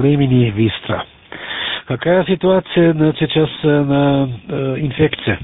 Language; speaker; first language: Russian; non-native, learner; German